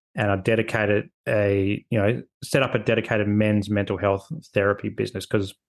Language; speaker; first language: English; native; English